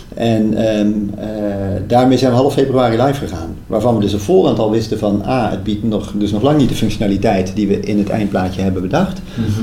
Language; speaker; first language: Dutch; native; Dutch